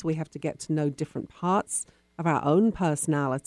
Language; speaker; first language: English; native; English